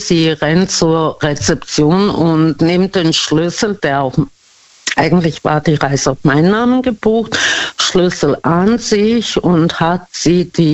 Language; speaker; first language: German; non-native, fluent; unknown